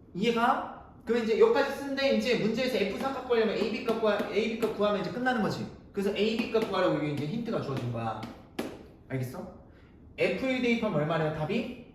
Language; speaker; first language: Korean; native; Korean